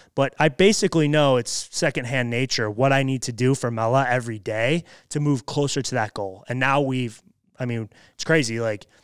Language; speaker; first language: English; native; English